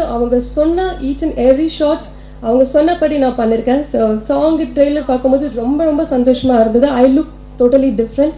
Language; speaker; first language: Tamil; non-native, local second language; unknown